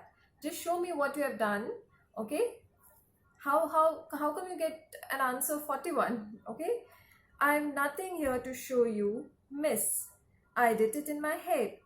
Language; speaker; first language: English; non-native, local second language; Hindi